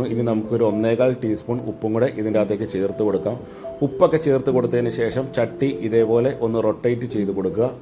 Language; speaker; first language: Malayalam; native; Malayalam